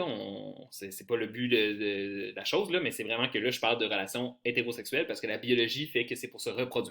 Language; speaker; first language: French; native; French